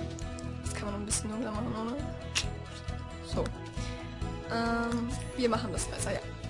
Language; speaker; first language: German; native; German